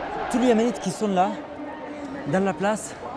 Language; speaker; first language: French; non-native, fluent; Arabic